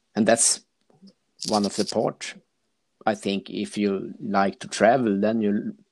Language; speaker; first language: English; non-native, fluent; Swedish